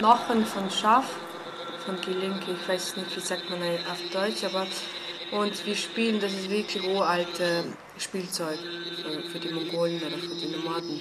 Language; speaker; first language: German; non-native, learner; Mongolian